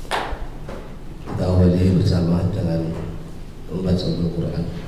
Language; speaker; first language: Indonesian; native; Indonesian